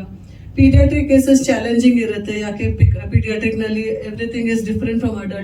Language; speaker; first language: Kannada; non-native, fluent; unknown